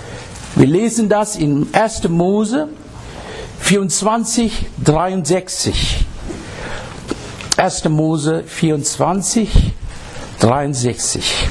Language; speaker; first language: German; non-native, fluent; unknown